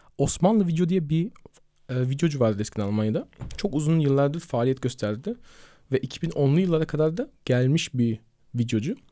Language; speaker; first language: Turkish; early bilingual, heritage; Turkish